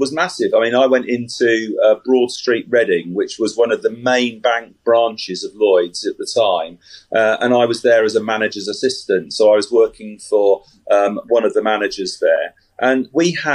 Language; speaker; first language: English; native; English